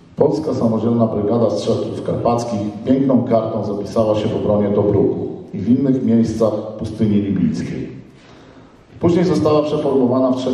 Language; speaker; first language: Polish; native; Polish